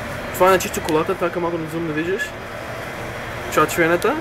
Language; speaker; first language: Bulgarian; early bilingual, heritage; Bulgarian